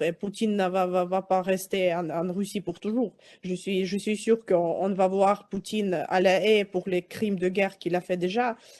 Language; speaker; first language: French; non-native, fluent; Ukrainian